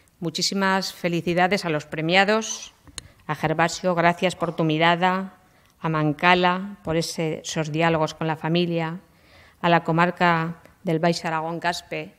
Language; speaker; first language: Spanish; native; Spanish